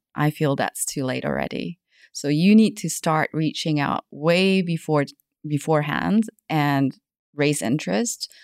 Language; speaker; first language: English; non-native, fluent; German